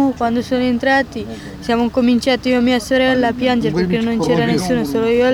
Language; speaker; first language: Italian; early bilingual, other home language; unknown